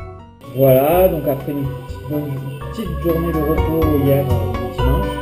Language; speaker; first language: French; native; French